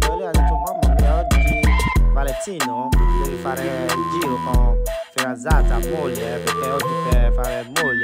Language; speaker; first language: Italian; non-native, learner; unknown